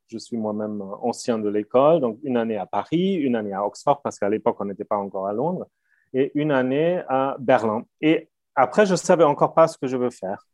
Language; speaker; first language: French; non-native, fluent; German